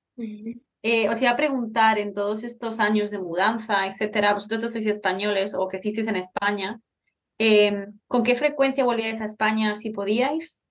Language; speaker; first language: Spanish; native; Spanish